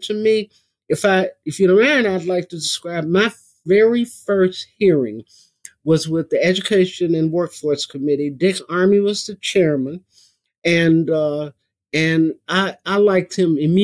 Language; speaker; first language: English; native; English